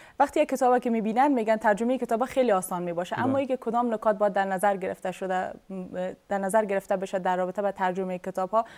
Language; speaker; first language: Persian; native; Persian